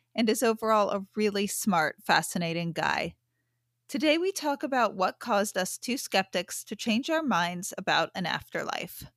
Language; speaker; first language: English; native; English